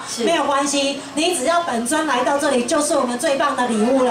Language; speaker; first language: Chinese; native; Chinese